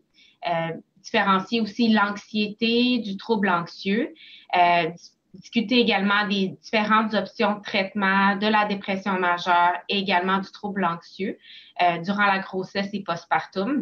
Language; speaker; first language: French; native; French